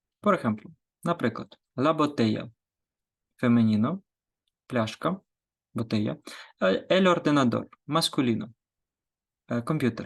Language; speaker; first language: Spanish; non-native, fluent; Ukrainian